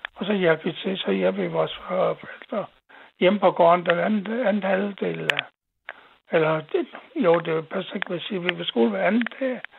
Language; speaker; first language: Danish; native; Danish